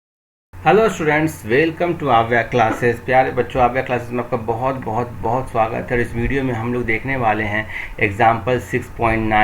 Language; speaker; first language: Hindi; native; Hindi